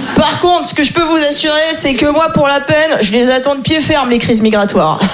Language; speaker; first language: French; native; French